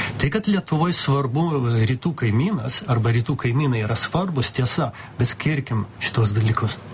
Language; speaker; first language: Lithuanian; non-native, local second language; Russian